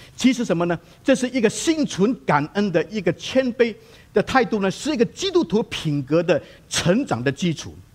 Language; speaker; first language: Chinese; non-native, local second language; Cantonese